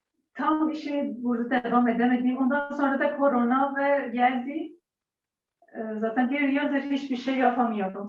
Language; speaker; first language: Turkish; non-native, learner; Persian